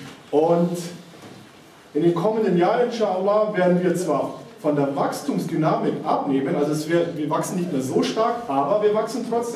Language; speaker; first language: German; native; German